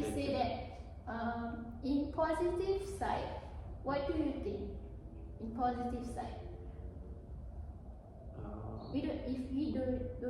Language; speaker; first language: English; non-native, learner; Malay